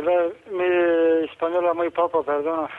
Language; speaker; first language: Spanish; non-native, learner; Turkish